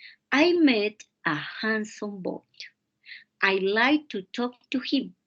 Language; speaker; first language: English; non-native, fluent; Spanish